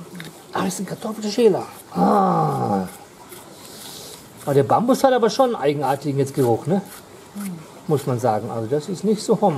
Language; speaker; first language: German; native; German